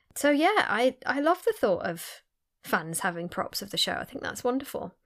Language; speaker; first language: English; native; English